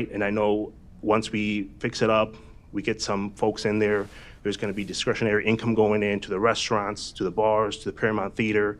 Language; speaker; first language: English; native; English